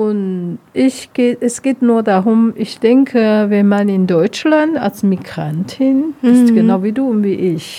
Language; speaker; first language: German; non-native, learner; Chinese